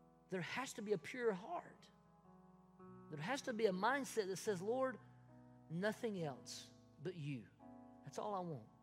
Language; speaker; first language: English; native; English